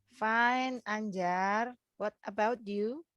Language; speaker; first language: English; non-native, learner; Indonesian